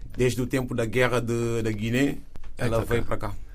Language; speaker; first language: Portuguese; non-native, fluent; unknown